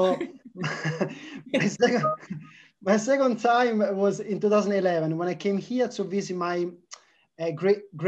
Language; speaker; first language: English; non-native, fluent; Italian